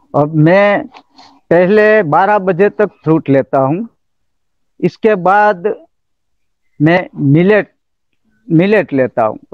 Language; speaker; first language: Hindi; non-native, local second language; Gujarati